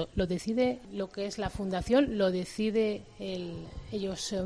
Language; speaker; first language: Spanish; native; Spanish